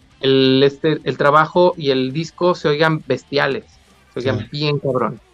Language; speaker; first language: Spanish; native; Spanish